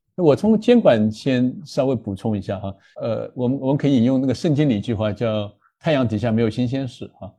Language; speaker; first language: Chinese; native; Chinese